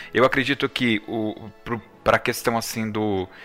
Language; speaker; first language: Portuguese; native; Portuguese